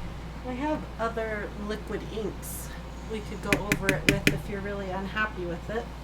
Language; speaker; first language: English; native; English